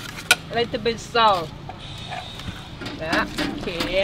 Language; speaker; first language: English; non-native, learner; Thai